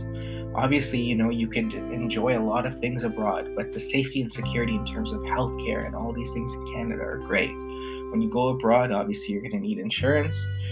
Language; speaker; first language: English; native; English